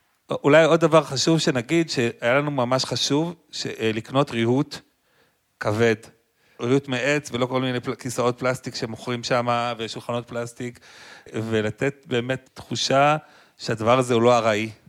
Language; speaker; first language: Hebrew; native; Hebrew